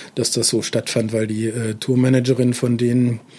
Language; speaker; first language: German; native; German